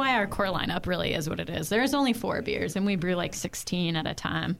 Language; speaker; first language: English; native; English